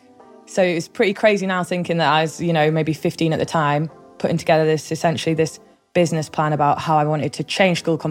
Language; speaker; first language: English; native; English